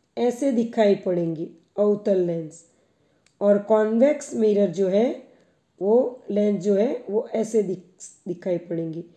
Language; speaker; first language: Hindi; non-native, local second language; Gujarati